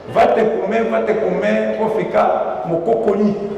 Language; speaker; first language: Portuguese; non-native, learner; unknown